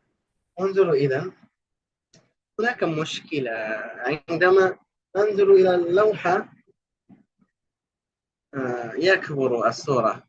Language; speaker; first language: Arabic; non-native, fluent; Bangla